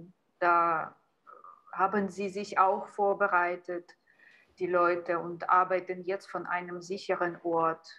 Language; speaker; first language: German; non-native, fluent; Ukrainian